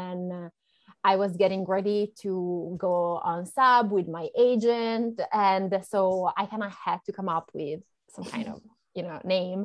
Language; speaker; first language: English; non-native, fluent; Italian